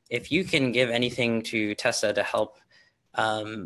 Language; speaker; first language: English; native; English